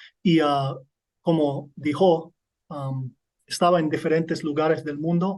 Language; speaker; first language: Spanish; non-native, learner; English